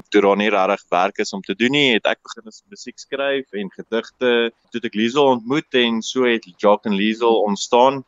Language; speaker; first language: Afrikaans; native; Afrikaans